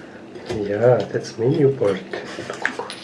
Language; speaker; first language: English; non-native, learner; Turkish